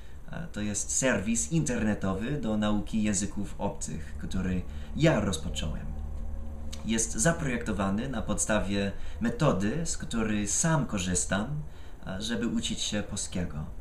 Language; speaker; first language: Polish; non-native, fluent; English